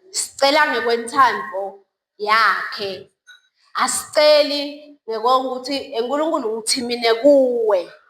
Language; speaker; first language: Zulu; non-native, local second language; Swati